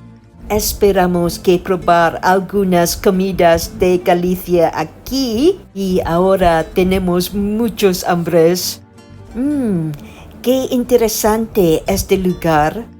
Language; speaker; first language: Spanish; non-native, learner; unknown